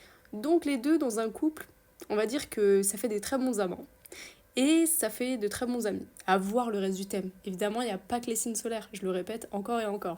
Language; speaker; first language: French; native; French